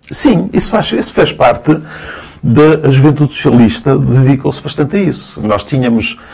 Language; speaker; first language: Portuguese; early bilingual, other home language; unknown